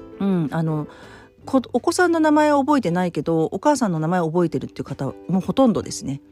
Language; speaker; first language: Japanese; native; Japanese